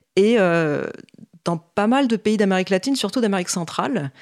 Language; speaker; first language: French; native; French